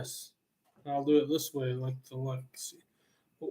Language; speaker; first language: English; native; English